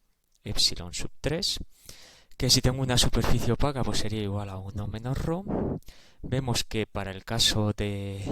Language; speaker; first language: Spanish; native; Spanish